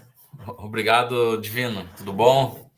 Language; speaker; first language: Portuguese; native; Portuguese